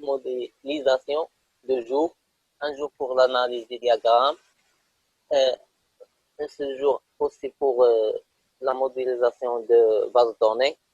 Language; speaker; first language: French; non-native, local second language; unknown